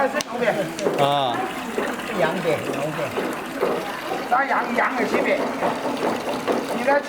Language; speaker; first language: Chinese; native; Chinese